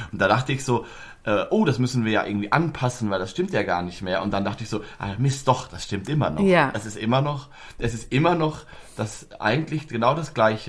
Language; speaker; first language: German; native; German